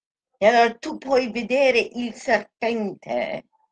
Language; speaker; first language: Italian; non-native, fluent; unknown